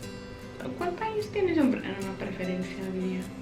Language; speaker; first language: Spanish; non-native, fluent; English